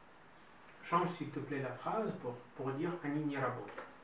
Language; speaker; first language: French; non-native, fluent; Russian